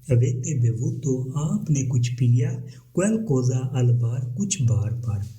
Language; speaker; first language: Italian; non-native, learner; Urdu